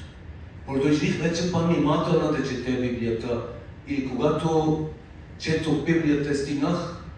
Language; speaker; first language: Bulgarian; non-native, fluent; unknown